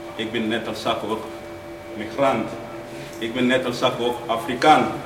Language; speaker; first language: Dutch; non-native, fluent; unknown